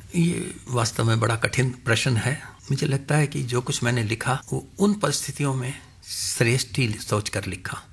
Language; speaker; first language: Hindi; non-native, local second language; Punjabi